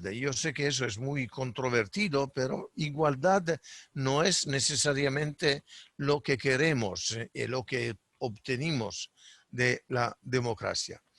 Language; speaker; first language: Spanish; non-native, fluent; Italian